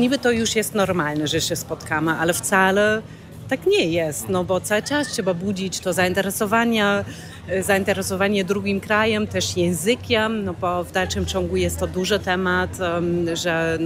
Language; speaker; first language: Polish; non-native, fluent; German